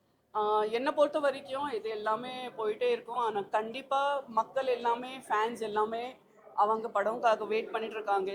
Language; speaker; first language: Tamil; non-native, fluent; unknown